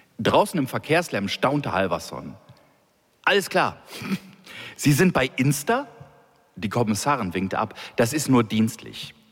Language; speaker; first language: German; native; German